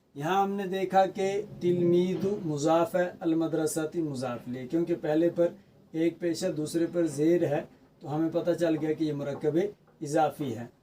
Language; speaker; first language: Urdu; native; Urdu